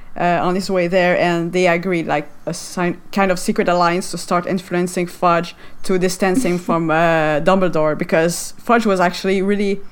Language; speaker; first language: English; non-native, fluent; French